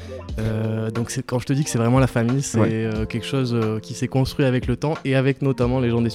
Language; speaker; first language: French; native; French